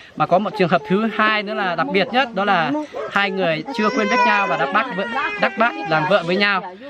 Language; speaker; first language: Vietnamese; non-native, local second language; Hmong